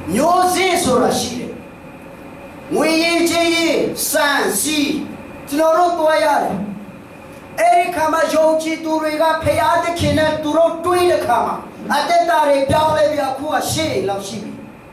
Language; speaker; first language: Burmese; non-native, local second language; Tedim Chin